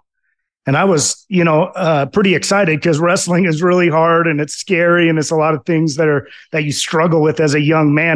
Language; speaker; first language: English; native; English